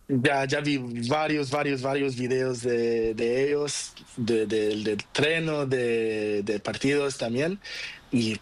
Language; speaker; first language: Spanish; non-native, learner; Portuguese